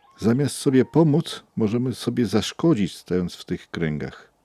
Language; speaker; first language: Polish; native; Polish